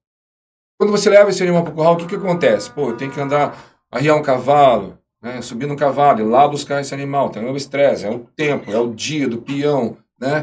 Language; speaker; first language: Portuguese; native; Portuguese